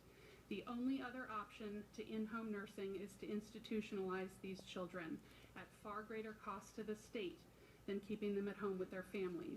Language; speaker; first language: English; native; English